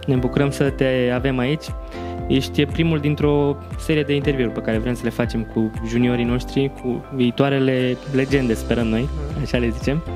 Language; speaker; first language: Romanian; native; Romanian